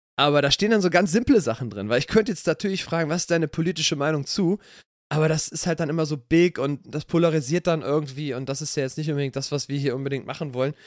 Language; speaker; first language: German; native; German